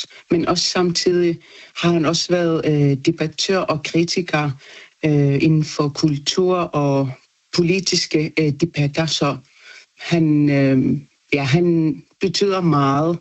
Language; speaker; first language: Danish; non-native, local second language; Kalaallisut